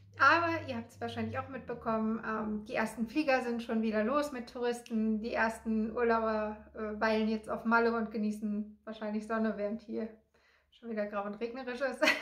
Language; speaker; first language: German; native; German